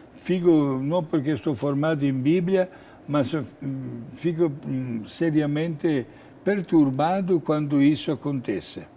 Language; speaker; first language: Portuguese; non-native, fluent; Italian